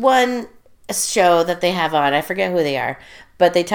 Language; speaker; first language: English; native; English